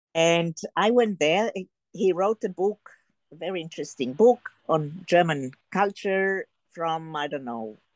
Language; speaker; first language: English; early bilingual, heritage; Polish